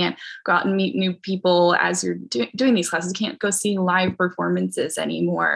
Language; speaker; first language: English; native; English